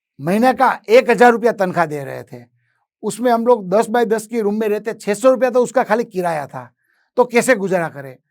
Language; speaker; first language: Hindi; non-native, local second language; Gujarati